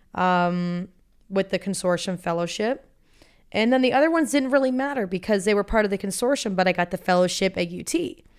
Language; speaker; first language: English; native; English